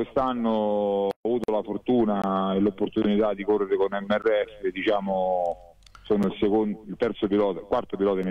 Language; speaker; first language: Italian; native; Italian